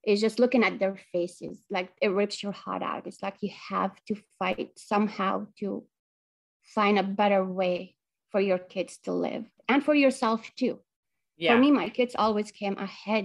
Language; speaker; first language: English; non-native, fluent; Arabic